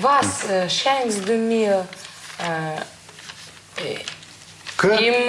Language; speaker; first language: German; non-native, learner; Russian